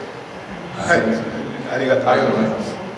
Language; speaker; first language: Japanese; non-native, learner; English